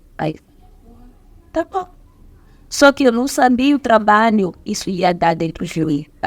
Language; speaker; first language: Portuguese; non-native, fluent; Zulu